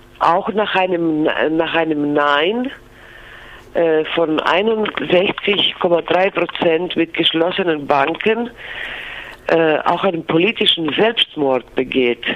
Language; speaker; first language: German; non-native, fluent; Greek